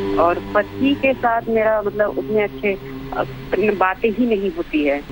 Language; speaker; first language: Hindi; non-native, local second language; Nepali